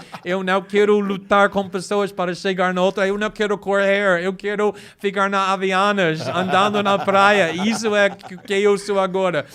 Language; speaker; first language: Portuguese; non-native, fluent; English